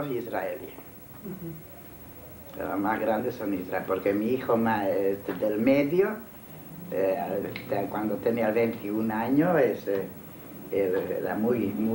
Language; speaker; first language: Spanish; non-native, fluent; Hungarian